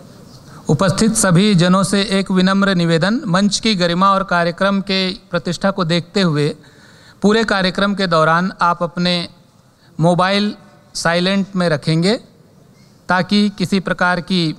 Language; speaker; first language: Hindi; native; Hindi